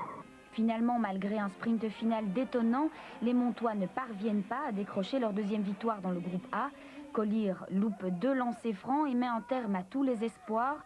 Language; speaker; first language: French; native; French